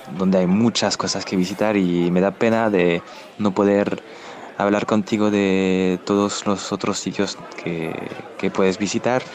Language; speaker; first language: Spanish; non-native, fluent; French